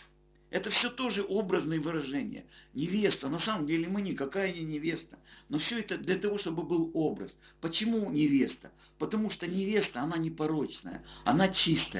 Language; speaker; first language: Russian; native; Russian